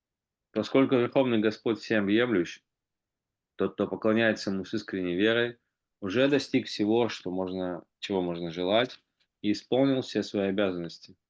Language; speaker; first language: Russian; native; Russian